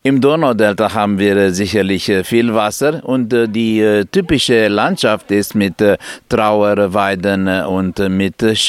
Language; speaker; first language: German; non-native, fluent; Romanian